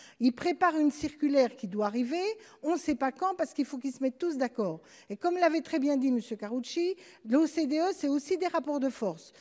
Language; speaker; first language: French; native; French